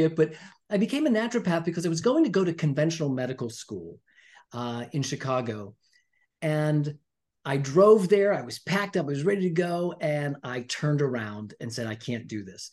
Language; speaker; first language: English; native; English